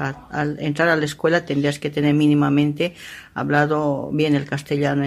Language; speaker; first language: Spanish; non-native, local second language; Aymara